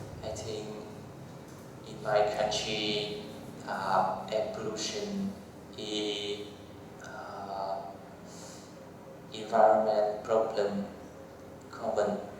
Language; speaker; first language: English; non-native, learner; Vietnamese